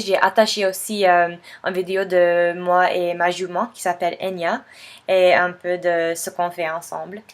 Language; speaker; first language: French; non-native, fluent; English